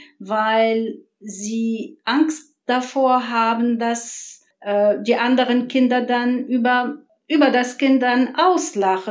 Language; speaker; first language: German; non-native, fluent; Arabic